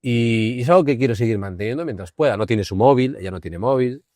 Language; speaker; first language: Spanish; non-native, local second language; Galician